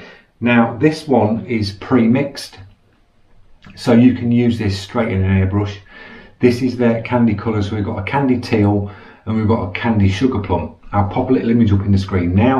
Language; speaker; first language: English; native; English